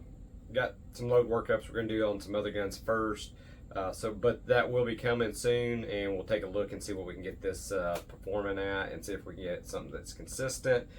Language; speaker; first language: English; native; English